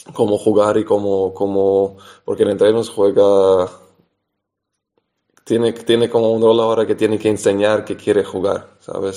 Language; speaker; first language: Spanish; non-native, fluent; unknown